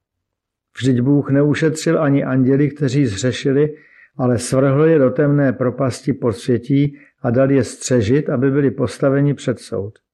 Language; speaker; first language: Czech; native; Czech